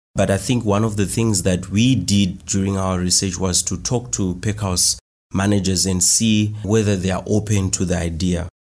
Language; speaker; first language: English; non-native, local second language; Shona